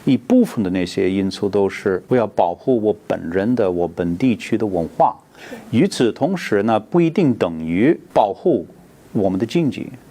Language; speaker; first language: Chinese; non-native, fluent; English